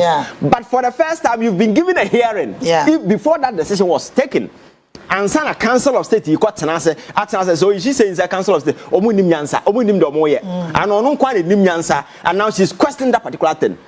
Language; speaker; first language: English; non-native, local second language; Akan